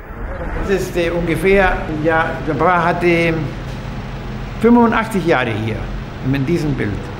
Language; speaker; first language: German; early bilingual, heritage; German